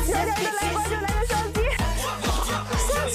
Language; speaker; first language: Chinese; native; Chinese